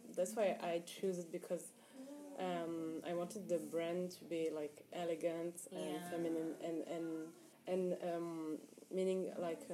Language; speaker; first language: English; non-native, fluent; Arabic